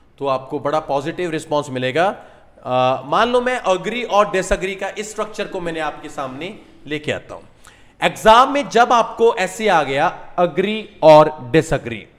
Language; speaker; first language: Hindi; non-native, local second language; Punjabi